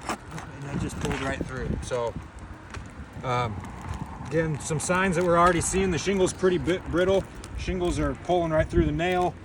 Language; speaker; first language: English; native; English